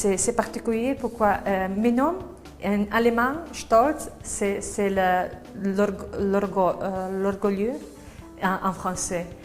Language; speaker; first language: French; non-native, learner; Slovak